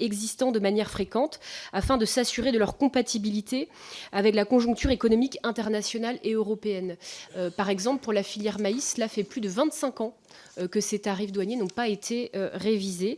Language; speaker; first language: French; native; French